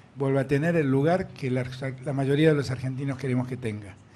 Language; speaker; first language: Spanish; native; Spanish